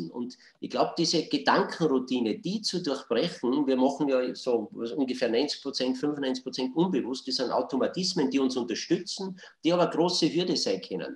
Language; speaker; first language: German; native; German